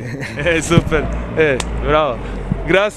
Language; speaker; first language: Spanish; non-native, learner; Serbian